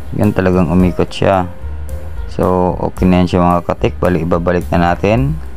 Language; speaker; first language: Filipino; non-native, local second language; Iloko